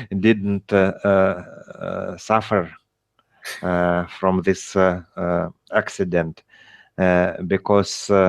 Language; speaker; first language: English; non-native, learner; Russian